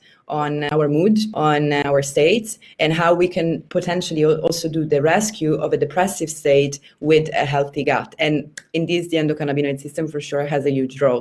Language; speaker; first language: English; non-native, fluent; Italian